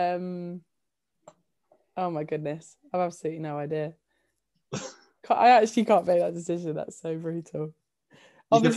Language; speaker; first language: English; native; English